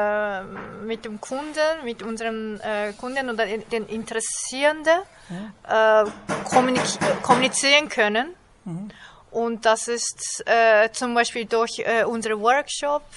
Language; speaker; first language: German; non-native, fluent; Japanese